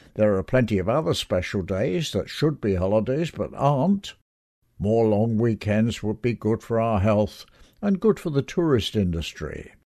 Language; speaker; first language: English; native; English